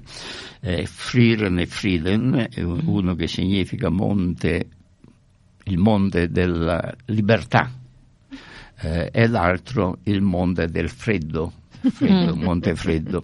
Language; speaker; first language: Italian; native; Italian